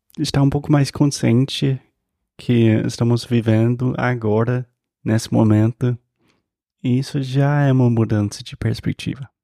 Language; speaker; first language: Portuguese; non-native, fluent; English